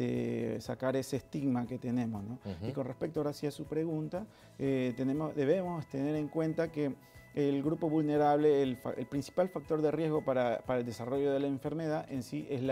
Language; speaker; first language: Spanish; native; Spanish